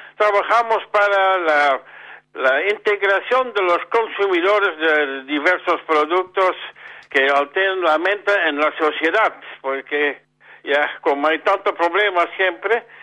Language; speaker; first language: Spanish; non-native, fluent; Dutch